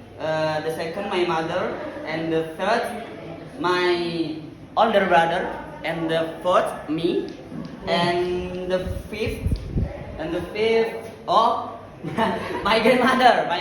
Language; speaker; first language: English; non-native, learner; Indonesian